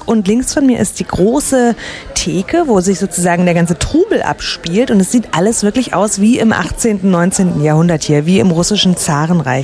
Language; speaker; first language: German; native; German